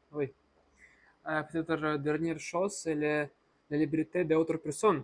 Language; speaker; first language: French; non-native, learner; Russian